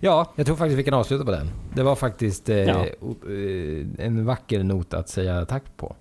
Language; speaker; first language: Swedish; native; Swedish